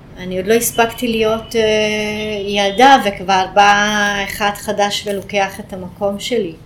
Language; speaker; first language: Hebrew; non-native, fluent; Hungarian